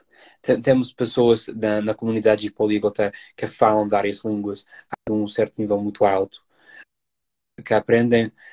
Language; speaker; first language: Portuguese; non-native, fluent; English